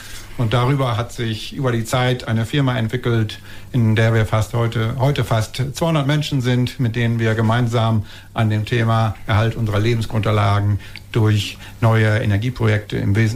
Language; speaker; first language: German; native; German